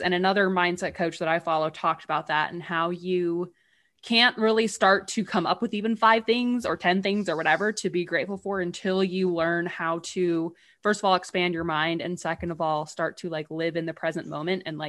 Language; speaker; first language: English; native; English